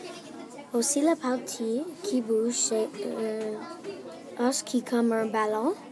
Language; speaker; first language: French; non-native, learner; English